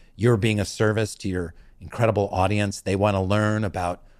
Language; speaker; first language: English; native; English